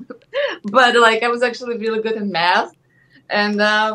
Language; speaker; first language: English; non-native, fluent; Ukrainian